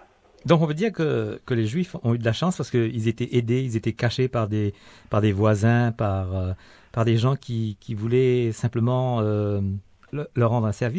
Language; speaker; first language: French; native; French